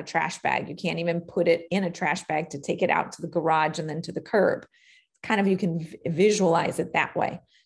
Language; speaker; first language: English; native; English